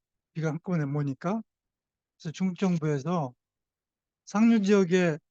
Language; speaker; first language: Korean; native; Korean